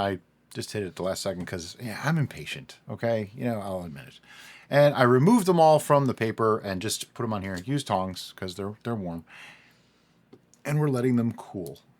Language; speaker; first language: English; native; English